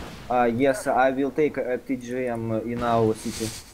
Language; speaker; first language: English; non-native, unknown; Russian